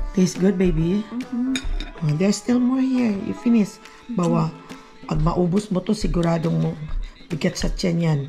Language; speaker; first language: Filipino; non-native, local second language; Cebuano